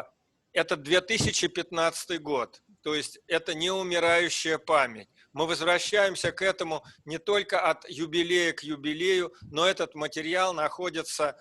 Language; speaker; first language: Russian; native; Russian